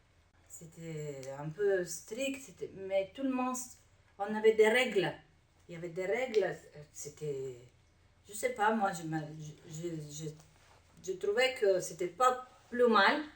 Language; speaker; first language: French; non-native, fluent; Bulgarian